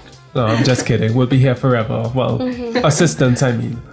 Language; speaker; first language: English; native; English